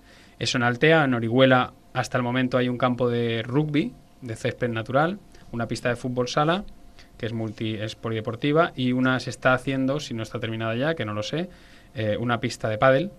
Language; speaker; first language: Spanish; native; Spanish